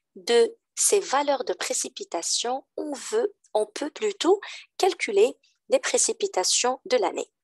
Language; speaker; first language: French; non-native, local second language; Arabic